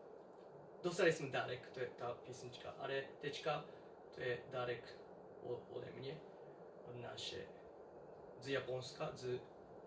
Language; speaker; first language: Czech; non-native, learner; Japanese